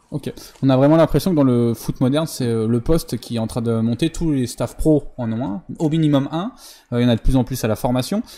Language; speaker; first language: French; native; French